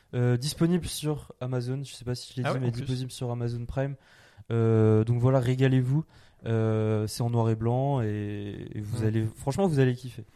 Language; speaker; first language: French; native; French